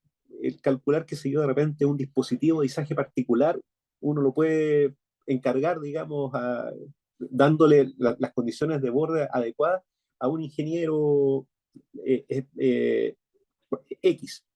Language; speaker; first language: Spanish; native; Spanish